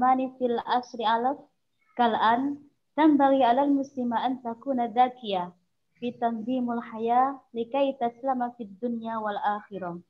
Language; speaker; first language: Arabic; non-native, learner; Indonesian